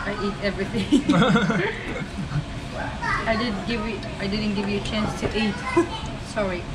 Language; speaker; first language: English; non-native, learner; Arabic